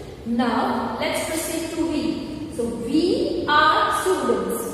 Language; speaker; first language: English; non-native, local second language; Hindi